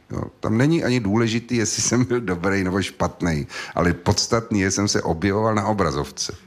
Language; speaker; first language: Czech; native; Czech